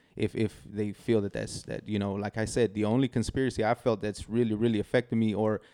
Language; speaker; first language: English; native; English